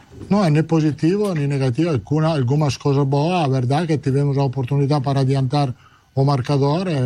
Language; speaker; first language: Portuguese; non-native, learner; Italian